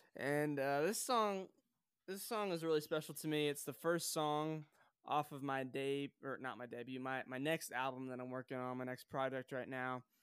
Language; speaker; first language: English; native; English